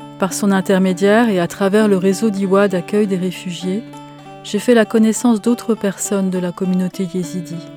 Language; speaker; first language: French; native; French